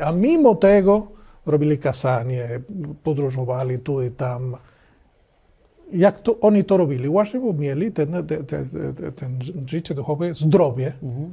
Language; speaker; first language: Polish; non-native, learner; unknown